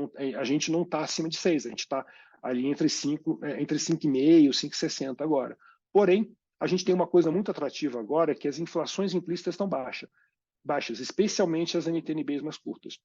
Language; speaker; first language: Portuguese; native; Portuguese